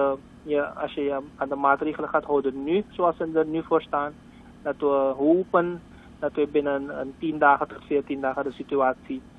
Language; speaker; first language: Dutch; native; Dutch